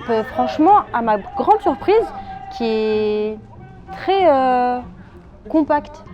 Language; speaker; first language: French; early bilingual, other home language; Arabic